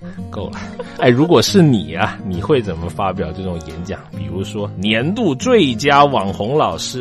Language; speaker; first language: Chinese; native; Chinese